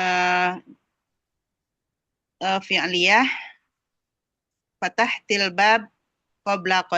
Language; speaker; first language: Arabic; non-native, learner; Indonesian